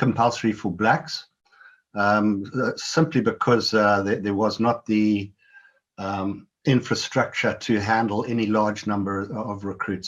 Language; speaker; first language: English; native; English